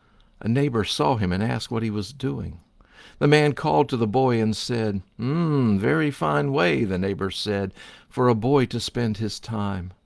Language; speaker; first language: English; native; English